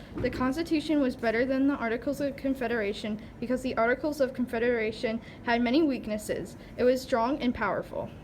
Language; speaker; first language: English; native; English